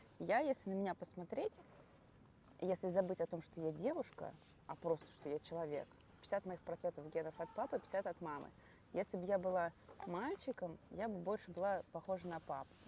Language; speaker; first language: Russian; native; Russian